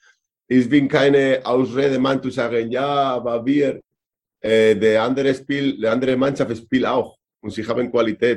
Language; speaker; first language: German; non-native, learner; Spanish